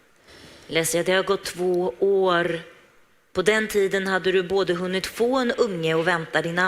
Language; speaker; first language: Swedish; native; Swedish